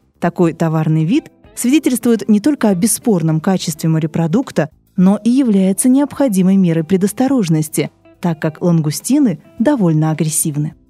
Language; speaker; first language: Russian; native; Russian